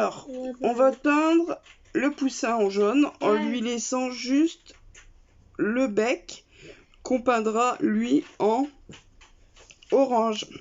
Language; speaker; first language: French; native; French